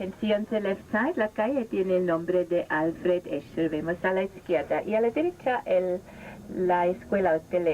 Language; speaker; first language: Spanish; non-native, fluent; German